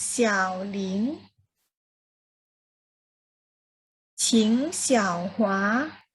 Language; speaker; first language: Chinese; non-native, fluent; Thai